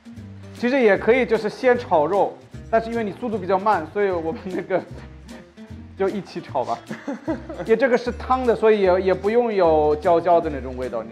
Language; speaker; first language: Chinese; non-native, fluent; German